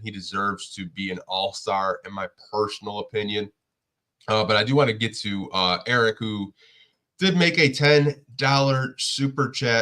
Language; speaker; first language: English; native; English